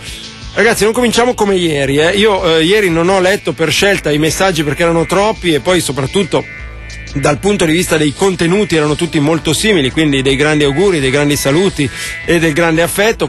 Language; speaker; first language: Italian; native; Italian